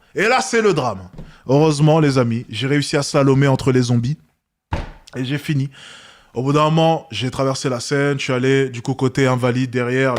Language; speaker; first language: French; native; French